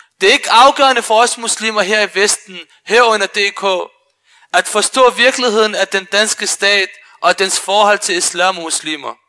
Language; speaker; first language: Danish; early bilingual, other home language; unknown